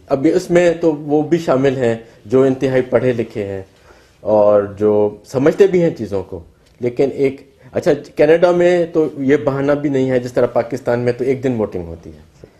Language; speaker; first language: Urdu; non-native, local second language; Baluchi